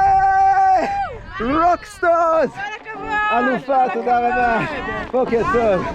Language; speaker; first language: Hebrew; non-native, fluent; English